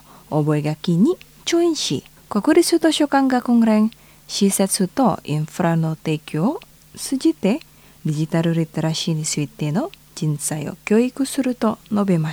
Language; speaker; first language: Japanese; non-native, fluent; Indonesian